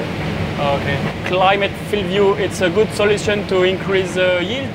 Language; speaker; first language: English; non-native, learner; French